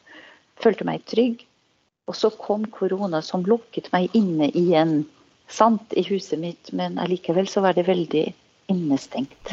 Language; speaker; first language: Norwegian; non-native, fluent; Arabic